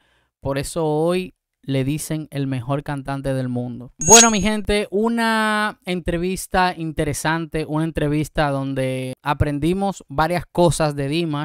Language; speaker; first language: Spanish; native; Spanish